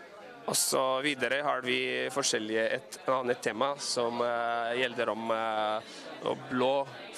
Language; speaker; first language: Norwegian; non-native, fluent; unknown